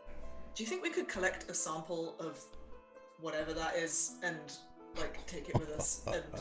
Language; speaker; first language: English; native; English